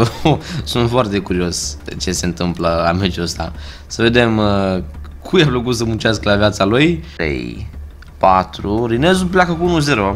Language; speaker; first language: Romanian; native; Romanian